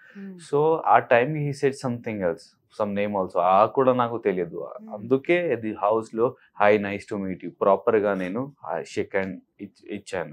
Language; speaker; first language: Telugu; non-native, learner; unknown